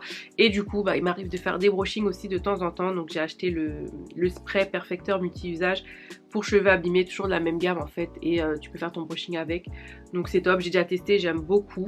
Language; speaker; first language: French; native; French